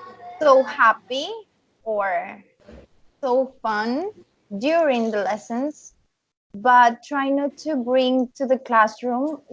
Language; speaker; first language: English; non-native, fluent; Spanish